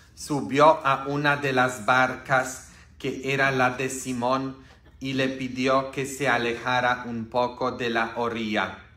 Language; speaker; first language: Spanish; non-native, fluent; Polish